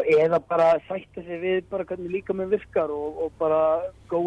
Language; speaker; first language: Icelandic; native; Icelandic